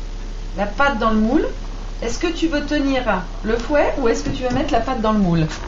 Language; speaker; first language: French; native; French